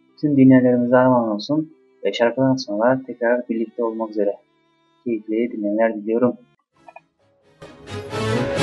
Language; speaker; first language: Turkish; native; Turkish